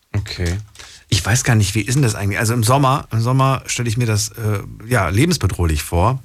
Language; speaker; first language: German; native; German